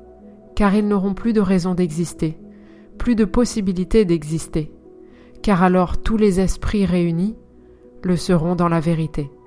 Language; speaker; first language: French; native; French